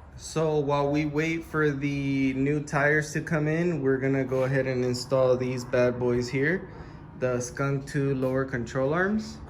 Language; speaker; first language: English; native; English